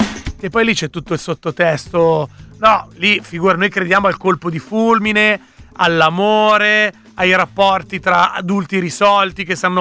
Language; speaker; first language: Italian; native; Italian